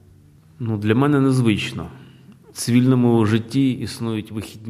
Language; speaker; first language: Polish; non-native, learner; Ukrainian